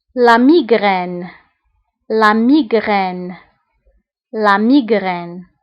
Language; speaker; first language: French; non-native, local second language; Arabic